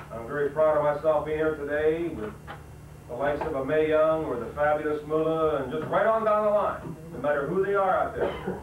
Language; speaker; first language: English; native; English